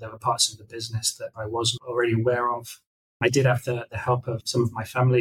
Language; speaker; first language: English; native; English